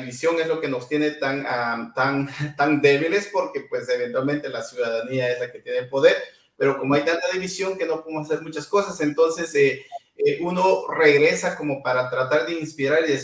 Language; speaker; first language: Spanish; non-native, local second language; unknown